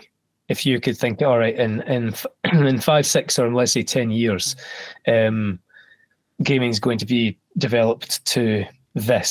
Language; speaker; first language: English; native; English